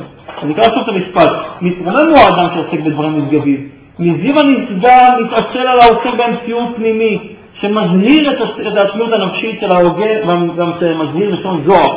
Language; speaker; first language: Hebrew; native; Hebrew